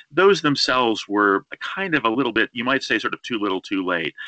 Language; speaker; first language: English; native; English